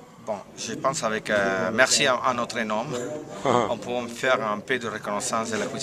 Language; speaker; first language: French; non-native, learner; Spanish